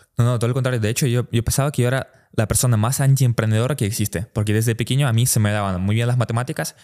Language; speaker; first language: Spanish; early bilingual, other home language; Russian